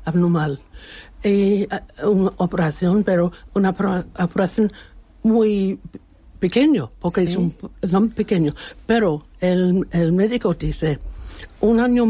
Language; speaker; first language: Spanish; non-native, learner; English